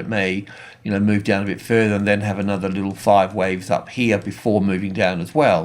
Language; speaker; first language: English; native; English